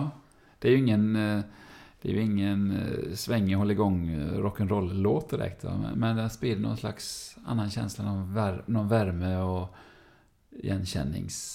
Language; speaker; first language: Swedish; native; Swedish